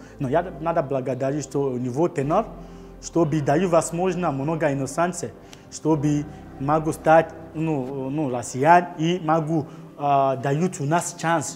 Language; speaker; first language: Russian; non-native, learner; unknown